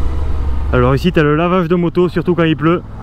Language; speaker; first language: French; native; French